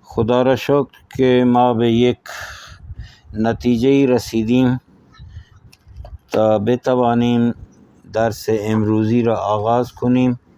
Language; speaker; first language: Persian; non-native, fluent; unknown